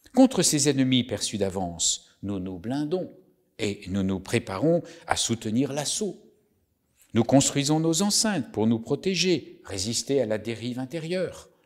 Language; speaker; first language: French; native; French